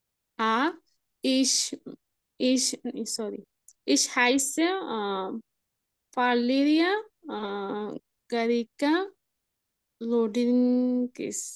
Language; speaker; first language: German; non-native, learner; Spanish